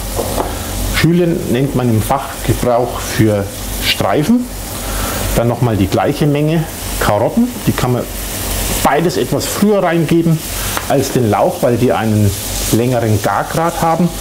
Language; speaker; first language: German; native; German